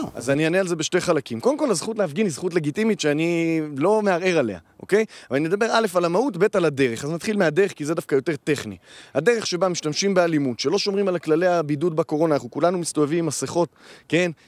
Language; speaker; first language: Hebrew; native; Hebrew